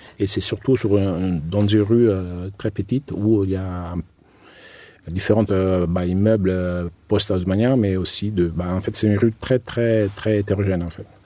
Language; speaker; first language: French; non-native, fluent; Italian